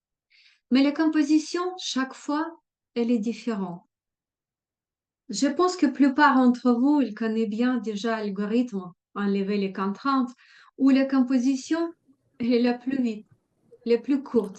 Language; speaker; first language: French; non-native, fluent; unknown